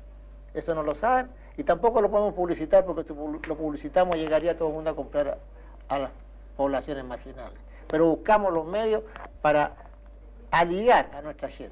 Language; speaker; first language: Spanish; native; Spanish